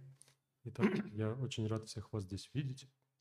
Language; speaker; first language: Russian; native; Russian